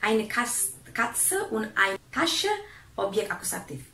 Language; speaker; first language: German; non-native, fluent; Indonesian